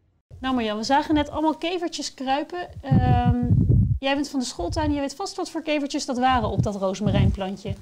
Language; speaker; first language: Dutch; native; Dutch